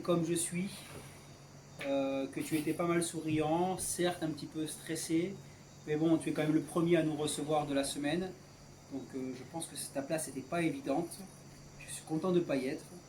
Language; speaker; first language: French; native; French